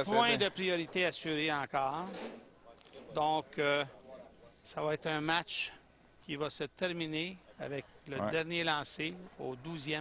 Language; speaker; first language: French; native; French